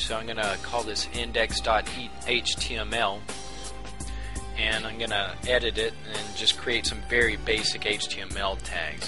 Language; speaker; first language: English; native; English